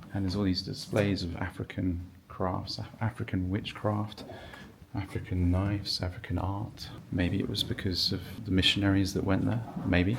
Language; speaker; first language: English; native; English